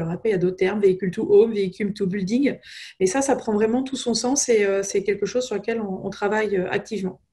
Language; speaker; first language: French; native; French